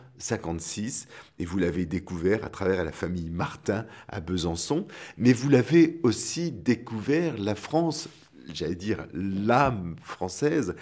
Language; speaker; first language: French; native; French